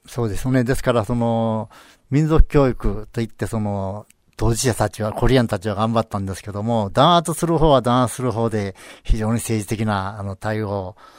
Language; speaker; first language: Japanese; native; Japanese